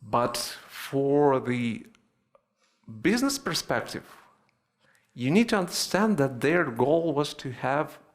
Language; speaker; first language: English; non-native, fluent; Russian